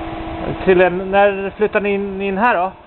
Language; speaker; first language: Swedish; native; Swedish